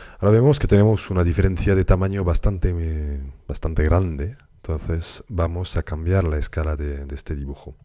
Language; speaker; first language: Spanish; early bilingual, heritage; Spanish